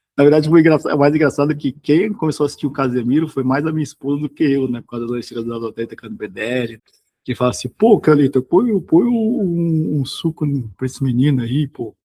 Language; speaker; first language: Portuguese; native; Portuguese